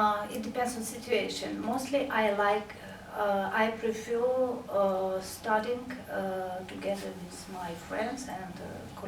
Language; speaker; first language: English; non-native, learner; Russian